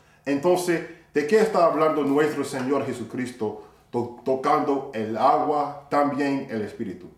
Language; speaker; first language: Spanish; non-native, fluent; English